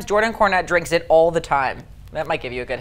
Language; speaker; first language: English; native; English